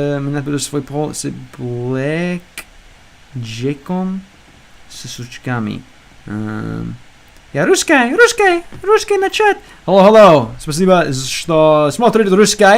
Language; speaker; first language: Russian; non-native, learner; English